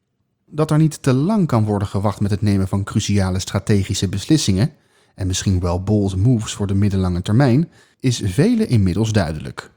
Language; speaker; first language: Dutch; native; Dutch